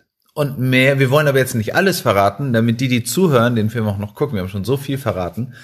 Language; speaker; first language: German; non-native, fluent; Spanish